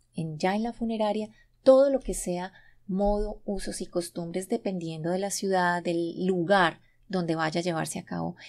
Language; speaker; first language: Spanish; native; Spanish